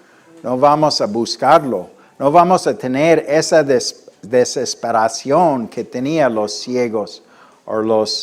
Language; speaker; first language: Spanish; non-native, fluent; English